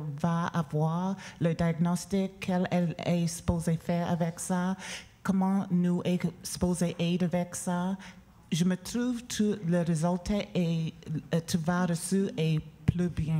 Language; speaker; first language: French; non-native, learner; English